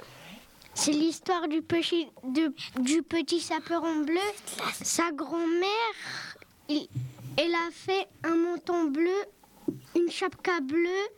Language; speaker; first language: French; native; French